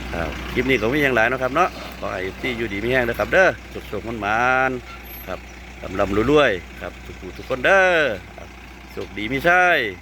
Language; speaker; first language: Thai; native; Thai